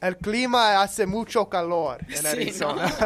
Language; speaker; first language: Spanish; non-native, learner; English